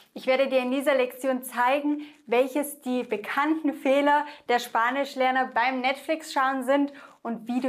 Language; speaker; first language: German; native; German